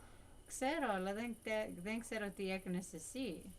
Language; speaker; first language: Greek; early bilingual, heritage; English